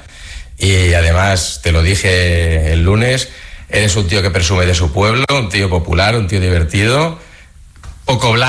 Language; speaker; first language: Spanish; native; Spanish